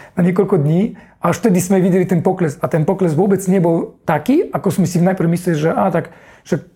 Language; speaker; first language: Slovak; non-native, fluent; Russian